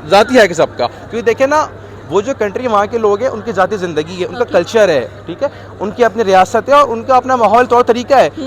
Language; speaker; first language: Urdu; non-native, local second language; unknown